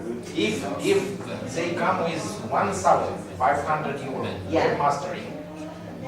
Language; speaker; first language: English; non-native, learner; Romanian